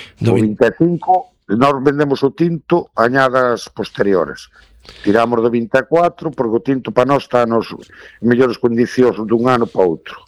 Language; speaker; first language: Galician; native; Galician